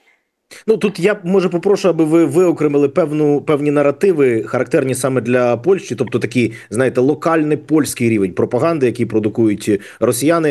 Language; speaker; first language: Ukrainian; native; Ukrainian